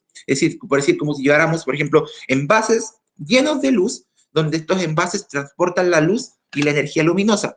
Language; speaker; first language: Spanish; native; Spanish